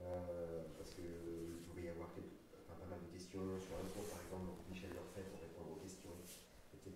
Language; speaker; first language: French; native; French